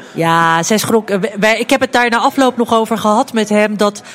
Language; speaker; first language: Dutch; early bilingual, other home language; Turkish